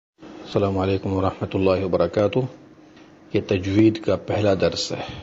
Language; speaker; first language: Urdu; native; Urdu